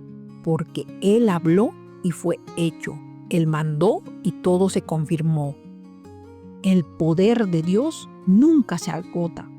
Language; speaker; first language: Spanish; native; Spanish